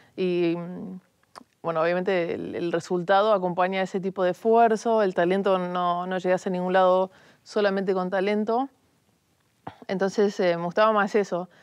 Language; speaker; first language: Spanish; native; Spanish